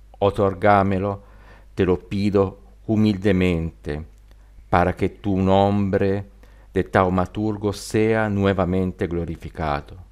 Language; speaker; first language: Spanish; non-native, learner; Italian